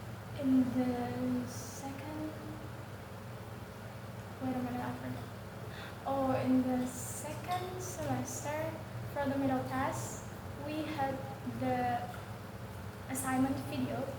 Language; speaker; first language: English; non-native, learner; Indonesian